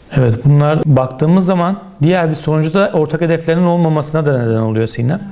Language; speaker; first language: Turkish; native; Turkish